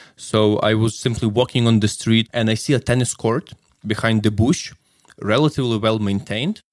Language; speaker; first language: English; non-native, fluent; Ukrainian